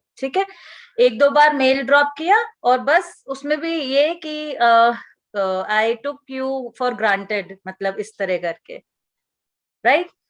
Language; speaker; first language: Hindi; native; Hindi